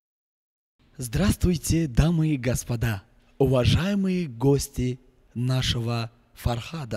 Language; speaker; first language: Russian; non-native, local second language; Uzbek